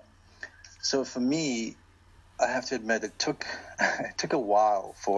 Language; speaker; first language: English; non-native, local second language; Xhosa